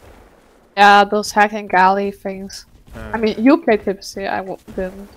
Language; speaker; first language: English; native; English